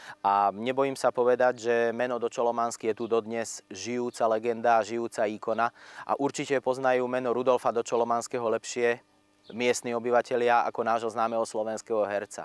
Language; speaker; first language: Slovak; native; Slovak